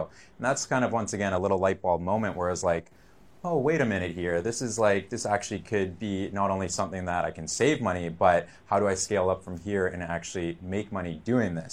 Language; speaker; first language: English; native; English